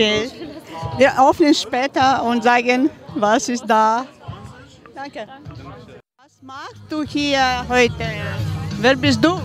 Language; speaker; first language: German; non-native, learner; Ukrainian